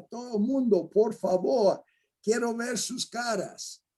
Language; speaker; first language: Spanish; non-native, fluent; English